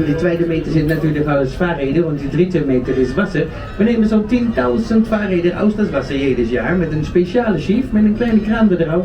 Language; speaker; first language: Dutch; native; Dutch